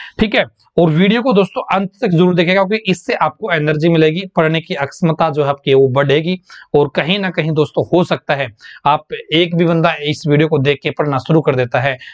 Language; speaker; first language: Hindi; native; Hindi